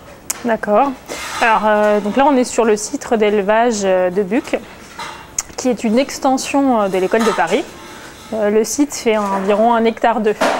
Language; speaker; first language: French; native; French